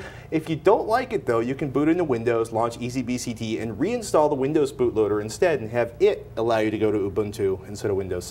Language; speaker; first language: English; native; English